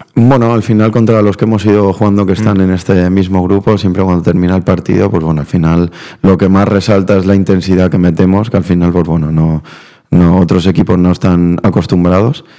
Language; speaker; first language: Spanish; native; Spanish